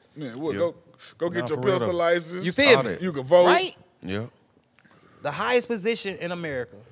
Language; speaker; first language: English; native; English